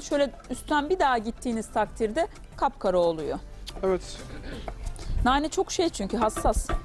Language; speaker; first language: Turkish; native; Turkish